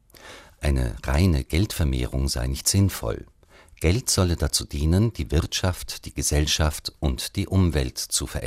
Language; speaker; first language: German; native; German